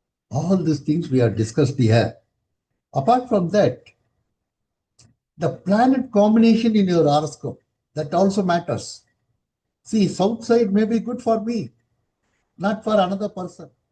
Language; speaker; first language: English; non-native, local second language; Tamil